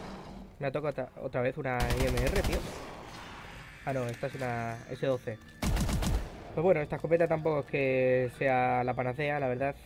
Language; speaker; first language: Spanish; native; Spanish